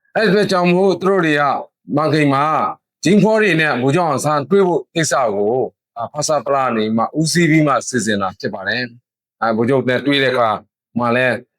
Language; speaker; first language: Burmese; non-native, local second language; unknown